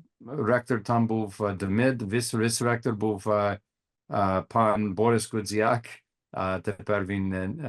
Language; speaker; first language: Ukrainian; non-native, learner; English